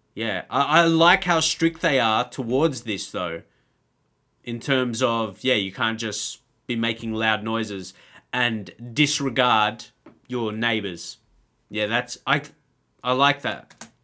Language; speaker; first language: English; native; English